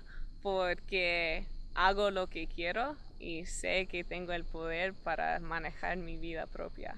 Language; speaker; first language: Spanish; non-native, fluent; English